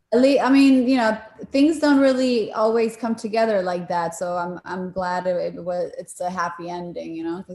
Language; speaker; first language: English; early bilingual, other home language; Polish